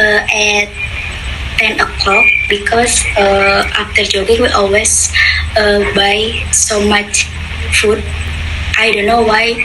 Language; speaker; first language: English; non-native, fluent; Indonesian